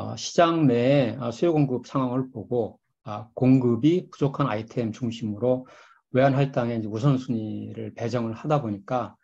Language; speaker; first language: Korean; native; Korean